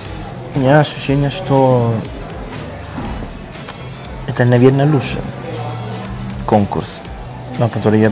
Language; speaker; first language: Russian; non-native, learner; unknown